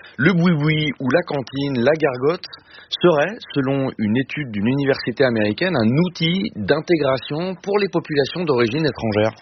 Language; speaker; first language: French; native; French